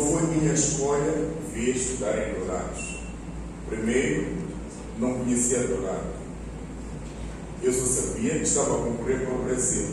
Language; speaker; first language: Portuguese; non-native, local second language; Tsonga